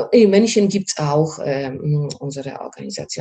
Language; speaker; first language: German; non-native, fluent; Polish